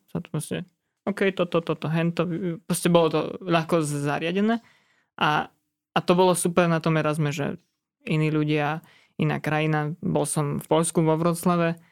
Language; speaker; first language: Slovak; native; Slovak